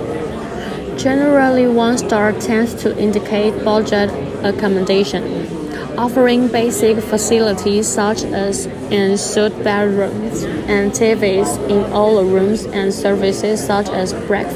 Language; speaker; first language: English; non-native, learner; Chinese